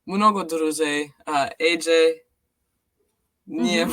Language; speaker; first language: Russian; non-native, learner; English